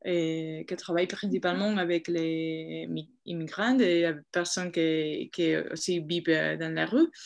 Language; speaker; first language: French; non-native, fluent; Spanish